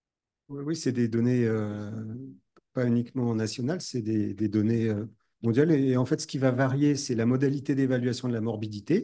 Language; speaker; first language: French; native; French